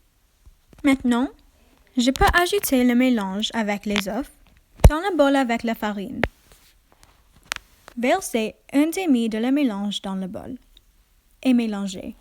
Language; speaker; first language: French; non-native, learner; English